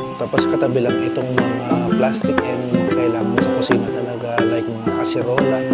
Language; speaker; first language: Filipino; native; Filipino